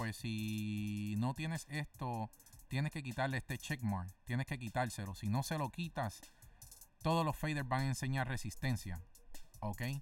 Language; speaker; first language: Spanish; native; Spanish